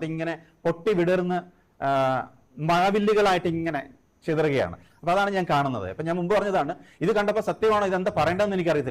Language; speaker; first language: Malayalam; native; Malayalam